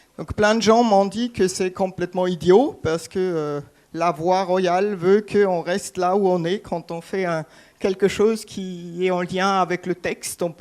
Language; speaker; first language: French; non-native, fluent; German